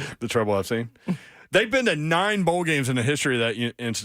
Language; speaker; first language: English; native; English